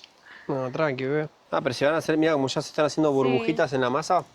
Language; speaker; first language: Spanish; native; Spanish